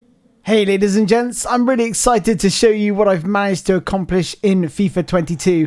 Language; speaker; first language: English; native; English